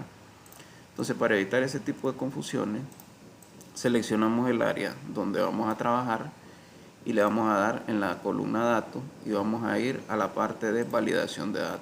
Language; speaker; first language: Spanish; native; Spanish